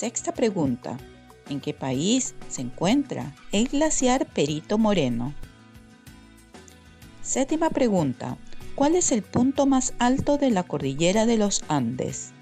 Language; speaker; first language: Spanish; non-native, fluent; Norwegian